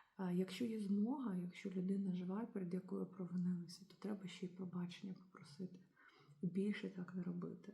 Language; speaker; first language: Ukrainian; non-native, local second language; Russian